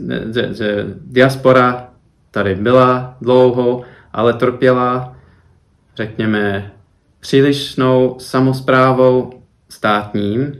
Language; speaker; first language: Czech; non-native, fluent; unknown